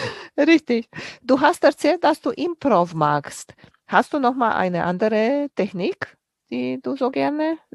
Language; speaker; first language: German; native; German